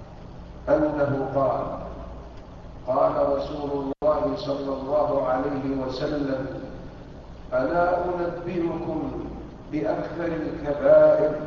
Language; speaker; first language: Arabic; native; Arabic